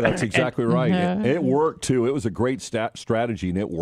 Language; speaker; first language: English; native; English